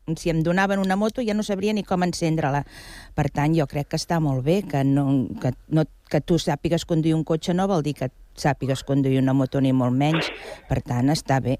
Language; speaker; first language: Catalan; non-native, local second language; Spanish